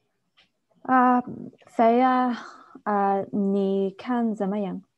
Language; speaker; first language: Chinese; non-native, learner; English